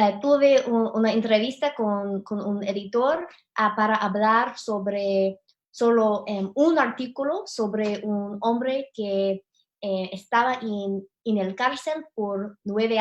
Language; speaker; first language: Spanish; non-native, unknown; English